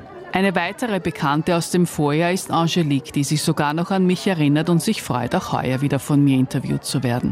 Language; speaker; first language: German; native; German